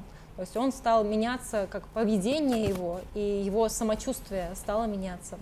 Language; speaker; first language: Russian; native; Russian